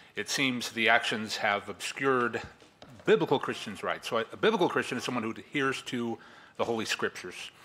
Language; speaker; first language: English; native; English